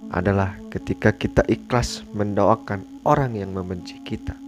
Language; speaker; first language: Indonesian; native; Indonesian